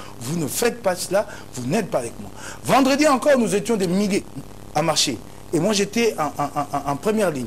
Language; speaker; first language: French; non-native, local second language; Lingala